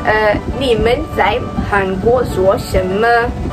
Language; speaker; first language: Chinese; non-native, learner; Malay